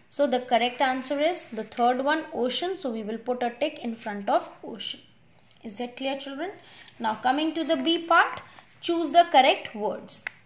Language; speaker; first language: Hindi; native; Hindi